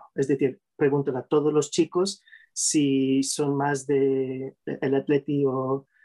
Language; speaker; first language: Spanish; non-native, fluent; English